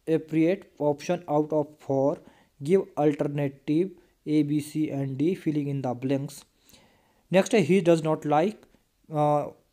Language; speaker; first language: Hindi; native; Hindi